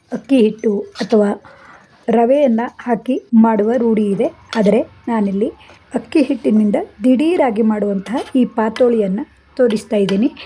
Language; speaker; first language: Kannada; non-native, local second language; Konkani